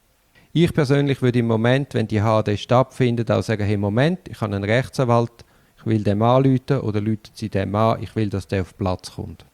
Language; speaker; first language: German; native; German